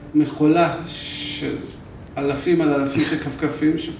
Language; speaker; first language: Hebrew; native; Hebrew